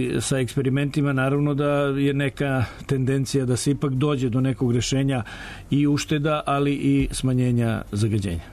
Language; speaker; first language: Serbian; native; Serbian